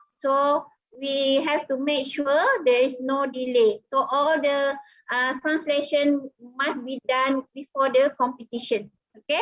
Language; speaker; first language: English; non-native, local second language; Malay